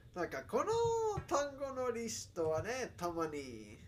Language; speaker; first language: Japanese; non-native, learner; Spanish